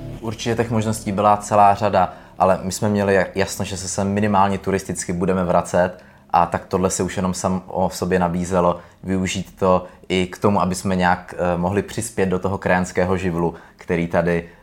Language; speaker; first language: Czech; native; Czech